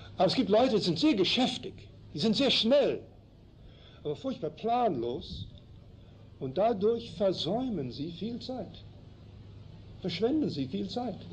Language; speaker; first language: German; early bilingual, heritage; German